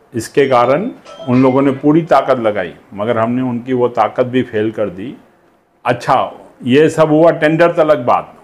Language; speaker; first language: Hindi; non-native, local second language; Sindhi